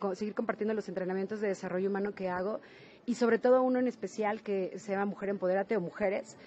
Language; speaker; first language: Spanish; native; Spanish